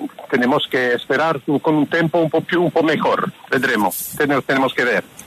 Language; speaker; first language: Spanish; non-native, fluent; French